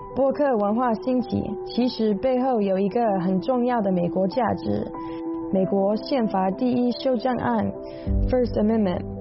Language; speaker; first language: Chinese; non-native, fluent; English